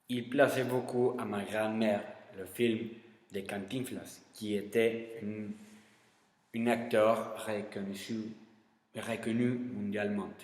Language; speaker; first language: French; non-native, learner; Spanish